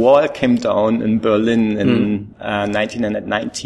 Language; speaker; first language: English; non-native, fluent; German